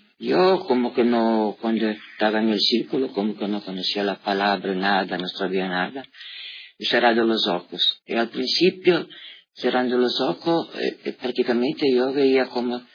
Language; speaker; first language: Spanish; non-native, learner; Italian